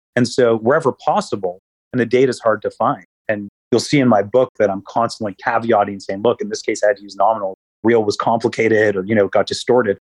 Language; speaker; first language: English; native; English